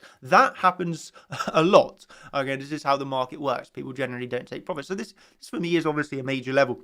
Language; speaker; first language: English; native; English